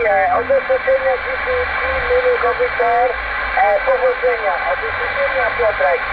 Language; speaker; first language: Polish; non-native, learner; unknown